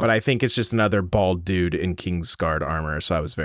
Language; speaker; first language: English; native; English